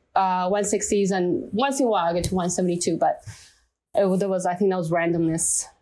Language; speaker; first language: English; non-native, fluent; Chinese